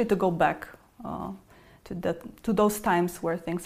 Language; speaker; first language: English; non-native, fluent; Romanian